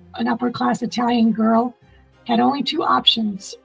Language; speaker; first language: English; early bilingual, other home language; Italian